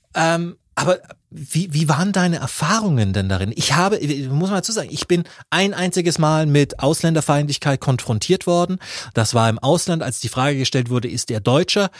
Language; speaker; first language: German; native; German